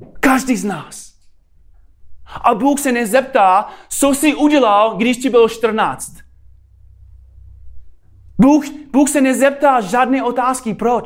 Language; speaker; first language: Czech; non-native, fluent; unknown